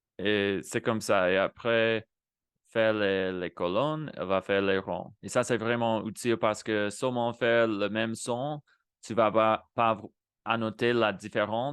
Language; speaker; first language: French; non-native, fluent; Spanish